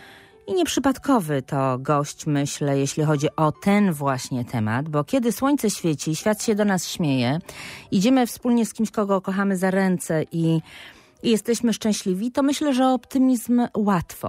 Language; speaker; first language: Polish; native; Polish